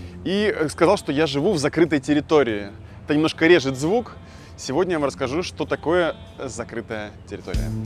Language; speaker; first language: Russian; native; Russian